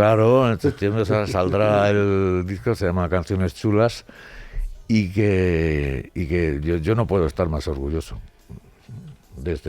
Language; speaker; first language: Spanish; native; Spanish